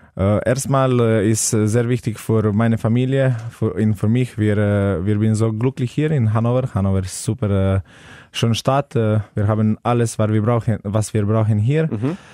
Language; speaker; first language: German; non-native, learner; Slovenian